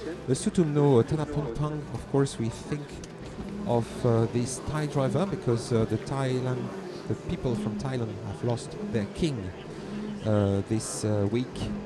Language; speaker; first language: English; non-native, fluent; French